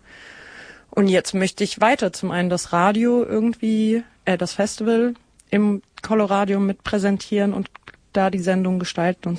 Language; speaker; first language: German; native; German